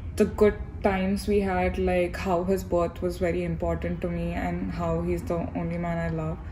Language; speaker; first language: English; non-native, local second language; Telugu